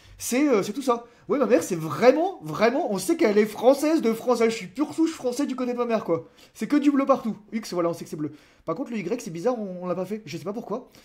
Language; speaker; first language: French; native; French